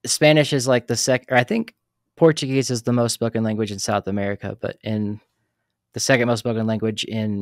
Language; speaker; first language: English; native; English